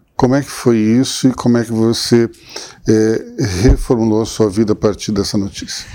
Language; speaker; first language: Portuguese; native; Portuguese